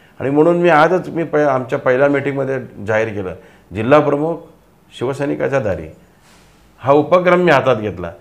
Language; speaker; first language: Marathi; non-native, local second language; Telugu